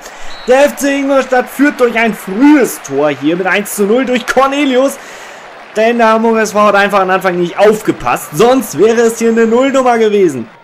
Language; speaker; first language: German; native; German